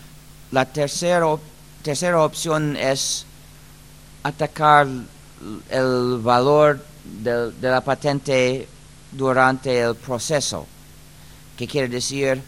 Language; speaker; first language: Spanish; non-native, fluent; English